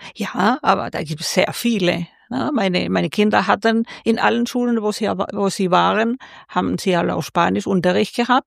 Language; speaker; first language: German; non-native, fluent; Spanish